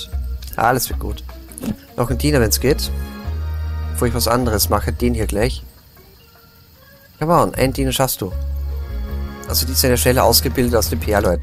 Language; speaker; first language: German; native; German